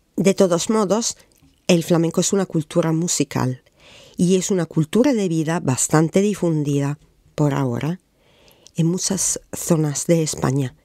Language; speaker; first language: Spanish; non-native, fluent; Italian